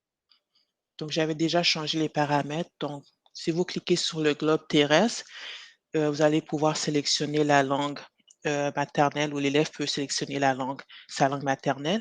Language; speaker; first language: French; native; French